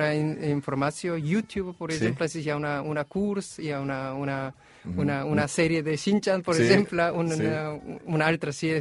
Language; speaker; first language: Catalan; non-native, learner; Korean